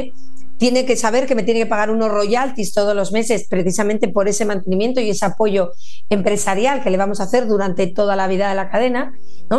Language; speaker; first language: Spanish; native; Spanish